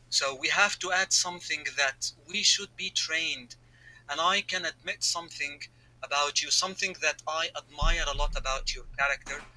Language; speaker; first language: English; non-native, fluent; Arabic